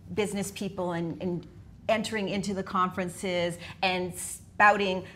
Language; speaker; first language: English; native; English